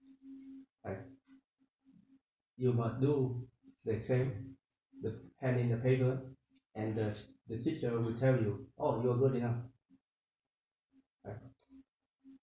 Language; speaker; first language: English; non-native, fluent; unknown